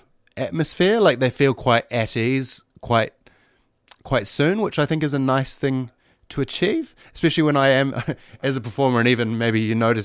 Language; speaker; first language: English; native; English